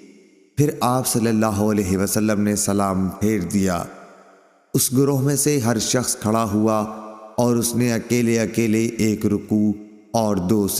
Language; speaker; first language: Urdu; native; Urdu